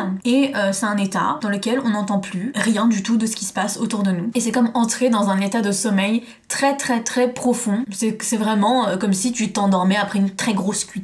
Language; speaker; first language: French; native; French